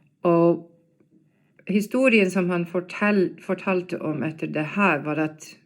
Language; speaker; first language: Norwegian; non-native, fluent; English